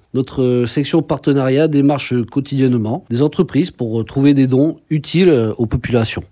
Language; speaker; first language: French; native; French